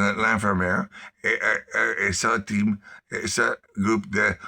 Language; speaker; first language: French; non-native, learner; English